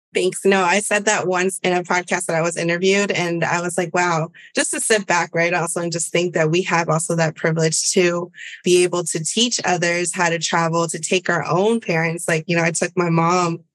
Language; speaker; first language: English; early bilingual, other home language; Spanish